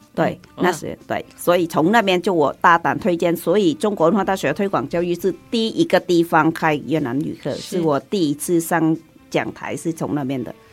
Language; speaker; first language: Chinese; non-native, fluent; Vietnamese